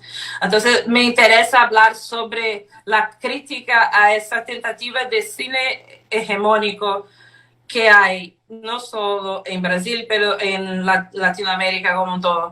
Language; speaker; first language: Spanish; non-native, fluent; Portuguese